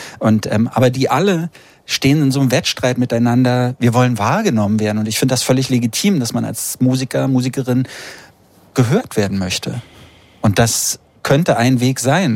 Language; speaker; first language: German; native; German